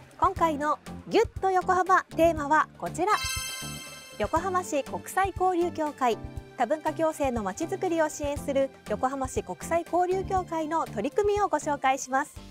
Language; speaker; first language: Japanese; native; Japanese